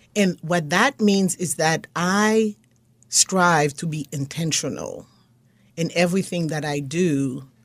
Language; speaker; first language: English; non-native, fluent; Haitian Creole